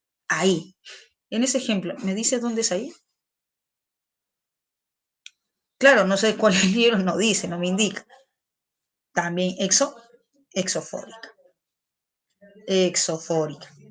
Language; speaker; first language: Spanish; native; Spanish